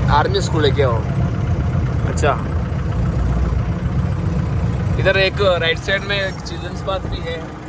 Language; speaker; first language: Hindi; non-native, local second language; Malayalam